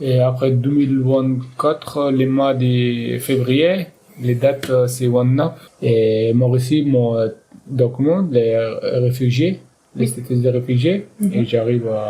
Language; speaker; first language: French; non-native, learner; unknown